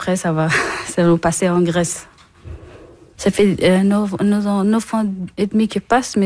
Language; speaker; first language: French; non-native, learner; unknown